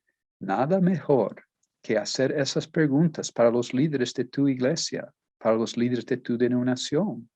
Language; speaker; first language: Spanish; non-native, fluent; Portuguese